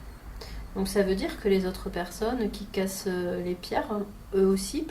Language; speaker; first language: French; native; French